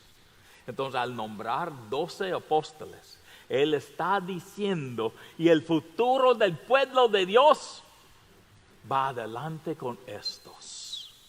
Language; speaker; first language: Spanish; non-native, fluent; English